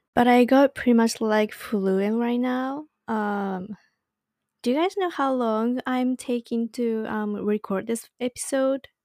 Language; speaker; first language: English; non-native, fluent; Japanese